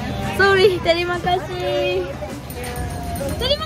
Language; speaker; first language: Indonesian; non-native, learner; Japanese